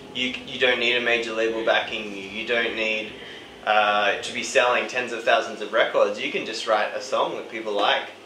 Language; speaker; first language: English; native; English